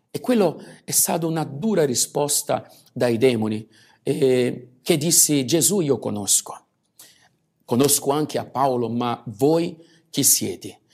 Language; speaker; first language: Italian; non-native, fluent; Portuguese